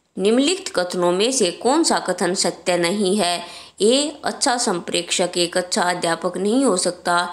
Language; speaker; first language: Hindi; native; Hindi